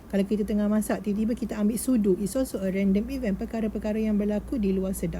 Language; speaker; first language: Malay; native; Malay